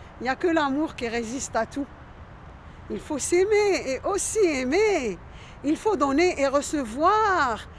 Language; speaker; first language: French; non-native, local second language; Arabic